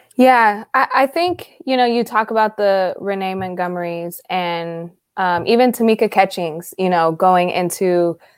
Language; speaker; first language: English; native; English